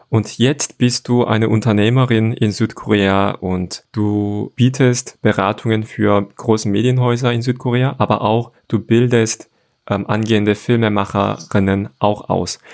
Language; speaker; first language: German; non-native, fluent; Korean